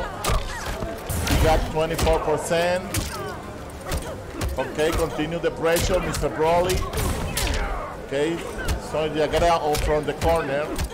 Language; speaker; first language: English; non-native, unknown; Spanish